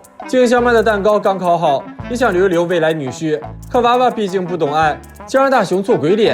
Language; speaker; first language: Chinese; native; Chinese